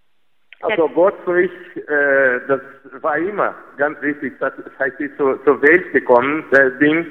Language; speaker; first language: German; non-native, fluent; Portuguese